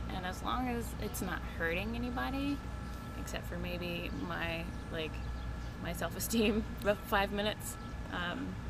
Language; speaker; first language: English; native; English